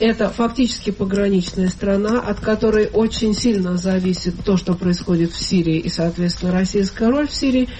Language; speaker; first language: Russian; native; Russian